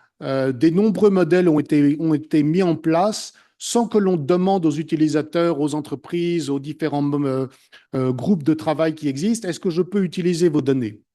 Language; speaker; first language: French; native; French